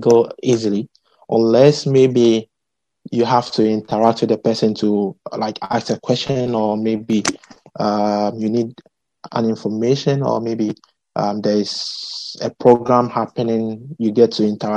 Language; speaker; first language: English; non-native, local second language; Akan